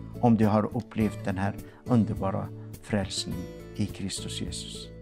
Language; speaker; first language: Swedish; non-native, fluent; Arabic